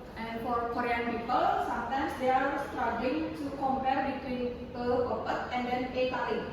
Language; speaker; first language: English; non-native, learner; Indonesian